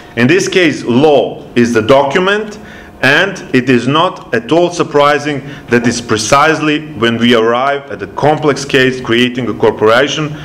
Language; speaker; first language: English; non-native, fluent; Serbian